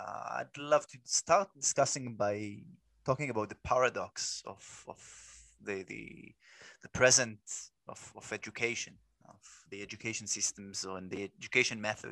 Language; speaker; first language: English; non-native, fluent; Hebrew